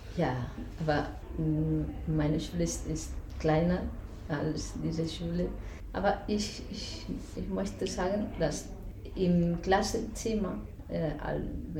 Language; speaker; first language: German; non-native, fluent; Spanish